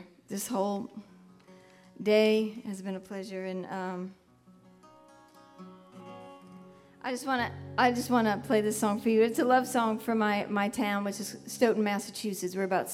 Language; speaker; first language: English; native; English